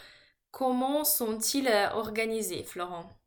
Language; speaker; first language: French; non-native, fluent; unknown